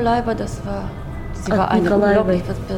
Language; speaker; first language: German; non-native, learner; Russian